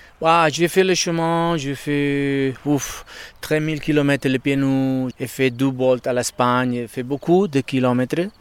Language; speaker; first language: French; non-native, learner; Spanish